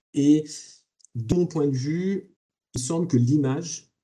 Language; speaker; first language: French; native; French